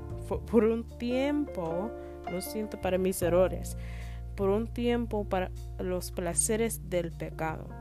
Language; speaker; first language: Spanish; non-native, learner; English